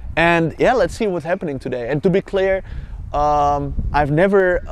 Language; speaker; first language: English; non-native, fluent; Dutch